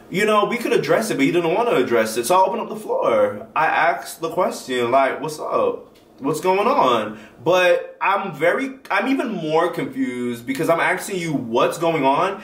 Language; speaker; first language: English; native; English